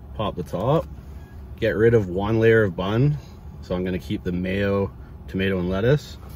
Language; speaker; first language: English; native; English